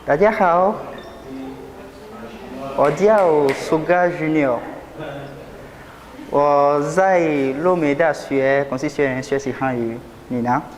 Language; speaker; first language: Chinese; non-native, learner; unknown